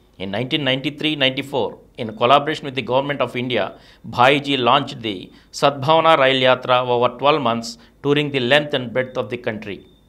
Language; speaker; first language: English; non-native, local second language; Telugu